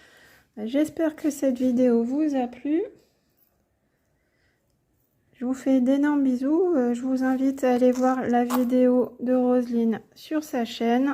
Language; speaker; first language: French; native; French